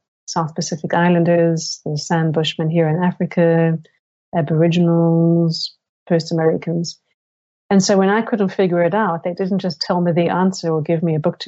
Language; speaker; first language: English; native; English